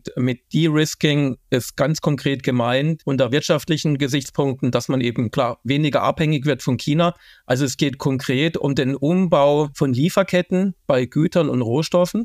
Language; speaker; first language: German; native; German